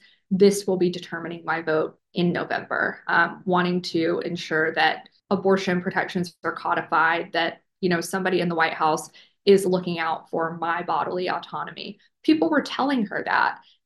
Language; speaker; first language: English; native; English